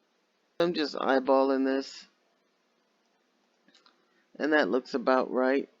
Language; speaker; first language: English; native; English